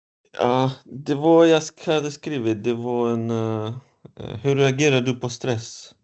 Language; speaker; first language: Swedish; non-native, fluent; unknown